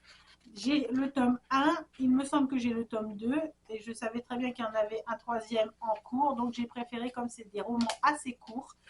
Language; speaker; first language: French; native; French